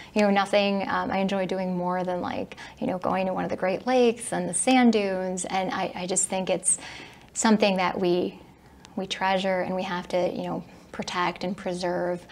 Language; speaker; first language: English; native; English